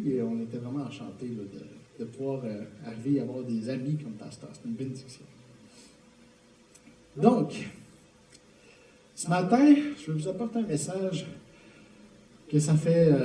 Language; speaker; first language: French; native; French